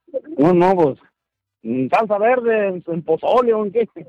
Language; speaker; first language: Spanish; native; Spanish